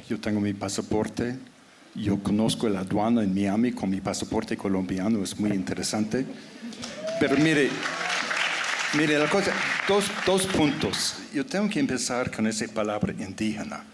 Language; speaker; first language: Spanish; non-native, fluent; English